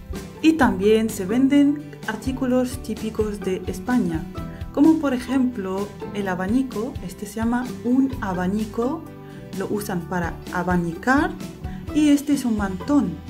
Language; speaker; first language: Spanish; non-native, fluent; Arabic